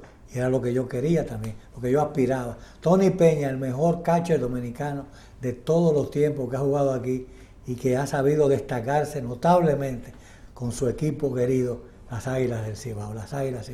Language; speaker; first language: Spanish; native; Spanish